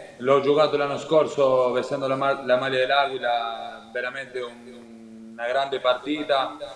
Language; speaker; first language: Italian; non-native, fluent; Spanish